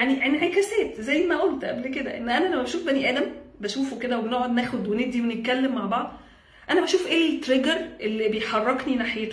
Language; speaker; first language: Arabic; native; Arabic